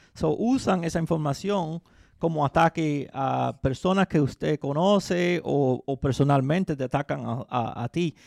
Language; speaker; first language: Spanish; early bilingual, heritage; Spanish